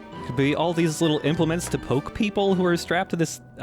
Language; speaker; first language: English; native; English